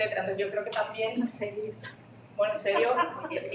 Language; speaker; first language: Spanish; native; Spanish